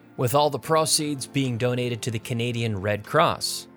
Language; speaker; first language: English; native; English